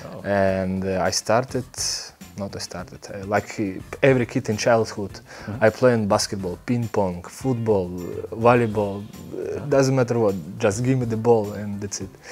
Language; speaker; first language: English; non-native, learner; Belarusian